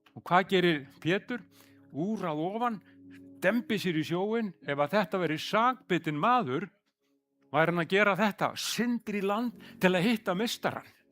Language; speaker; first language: Icelandic; native; Icelandic